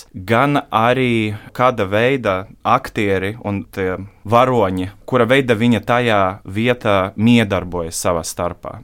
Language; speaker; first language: Latvian; non-native, local second language; Russian